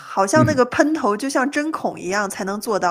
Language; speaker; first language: Chinese; native; Chinese